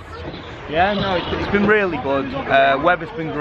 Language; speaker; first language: English; native; English